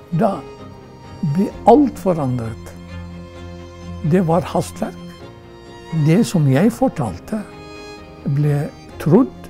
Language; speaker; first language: Norwegian; non-native, fluent; Arabic